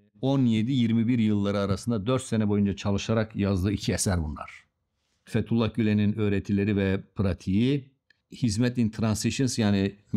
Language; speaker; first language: Turkish; native; Turkish